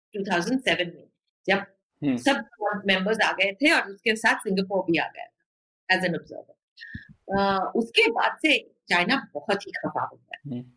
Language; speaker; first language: Hindi; non-native, local second language; Bangla